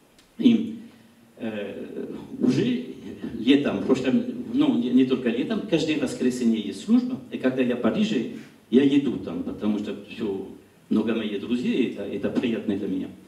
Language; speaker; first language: Russian; non-native, learner; French